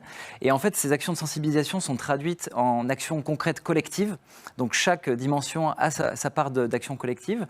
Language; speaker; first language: French; native; French